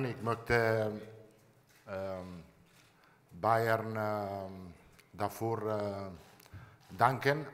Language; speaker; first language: German; non-native, learner; Italian